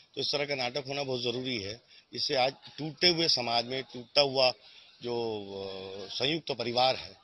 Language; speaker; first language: Hindi; native; Hindi